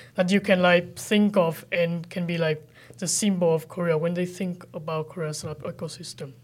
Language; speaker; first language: English; non-native, fluent; Vietnamese